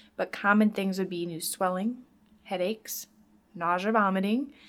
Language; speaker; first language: English; native; English